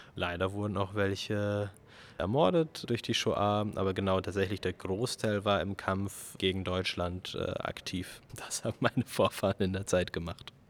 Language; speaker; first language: German; early bilingual, other home language; Russian